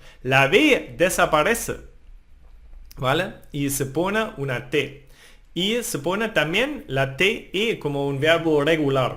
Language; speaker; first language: Spanish; non-native, fluent; German